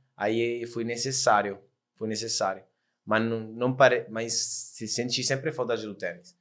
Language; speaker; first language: Portuguese; non-native, fluent; Italian